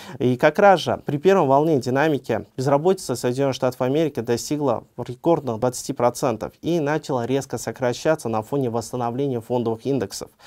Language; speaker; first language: Russian; non-native, local second language; Uzbek